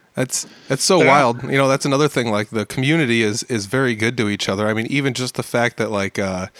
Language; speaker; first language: English; native; English